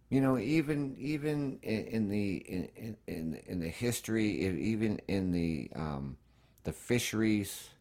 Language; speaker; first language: English; native; English